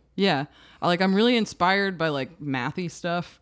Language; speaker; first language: English; native; English